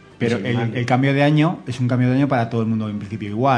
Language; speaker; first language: Spanish; native; Spanish